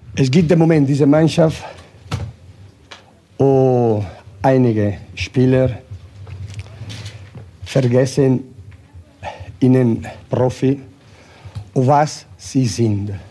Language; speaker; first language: German; non-native, learner; Italian